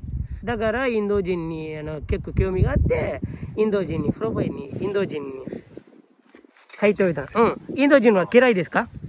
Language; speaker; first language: Japanese; non-native, learner; Tamil